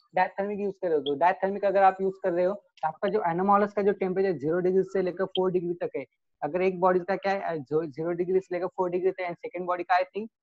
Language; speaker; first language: Hindi; native; Hindi